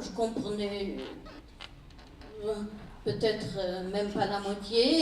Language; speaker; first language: French; non-native, fluent; German